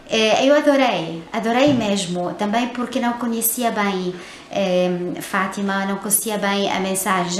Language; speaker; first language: Portuguese; non-native, fluent; Arabic